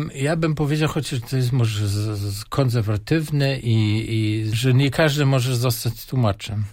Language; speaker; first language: Polish; non-native, fluent; German